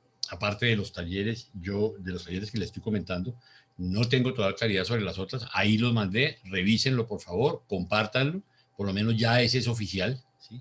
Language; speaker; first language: Spanish; native; Spanish